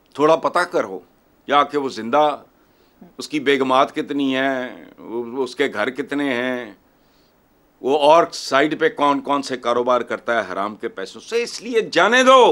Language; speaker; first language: Urdu; non-native, local second language; Punjabi